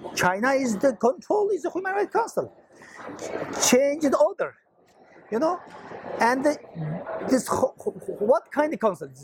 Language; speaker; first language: English; non-native, learner; Chinese